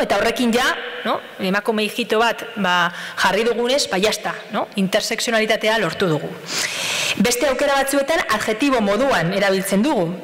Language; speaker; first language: Basque; non-native, fluent; Spanish